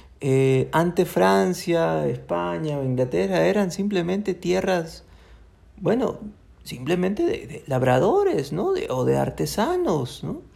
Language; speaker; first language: Spanish; native; Spanish